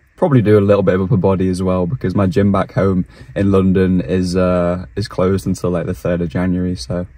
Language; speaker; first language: English; native; English